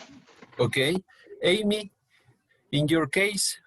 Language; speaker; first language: English; non-native, learner; Spanish